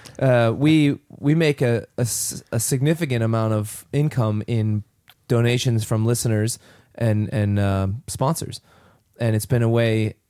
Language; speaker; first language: English; native; English